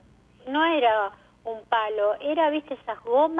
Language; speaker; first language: Spanish; native; Spanish